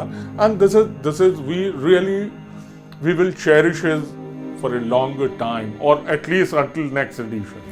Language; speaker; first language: Hindi; native; Hindi